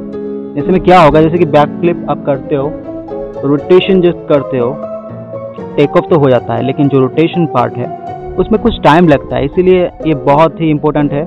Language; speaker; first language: Hindi; non-native, local second language; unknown